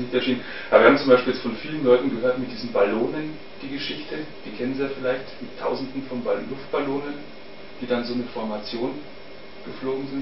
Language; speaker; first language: German; native; German